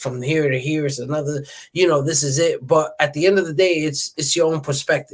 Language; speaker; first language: English; native; English